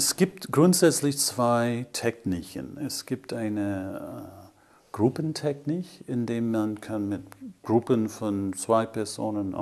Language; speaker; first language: German; non-native, fluent; English